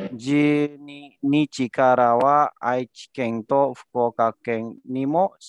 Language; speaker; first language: Japanese; non-native, learner; Indonesian